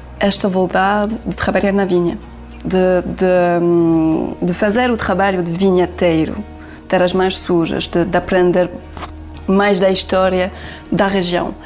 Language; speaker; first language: Portuguese; non-native, learner; French